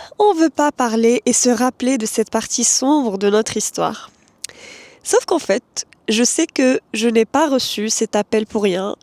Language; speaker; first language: French; non-native, local second language; Arabic